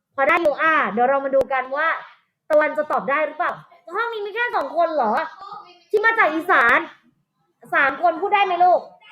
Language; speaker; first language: Thai; native; Thai